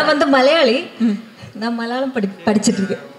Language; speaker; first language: Tamil; non-native, learner; Malayalam